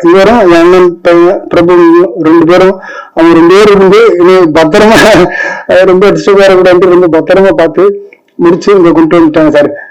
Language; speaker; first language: Tamil; native; Tamil